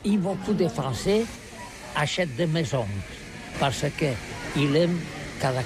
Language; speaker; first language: French; non-native, learner; Catalan